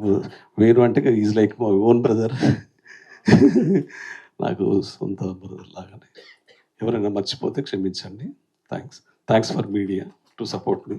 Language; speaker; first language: Telugu; native; Telugu